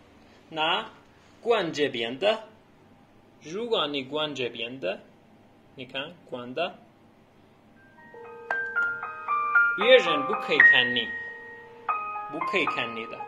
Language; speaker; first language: Chinese; non-native, learner; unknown